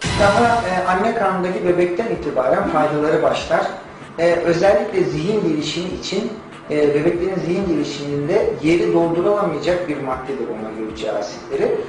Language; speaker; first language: Turkish; native; Turkish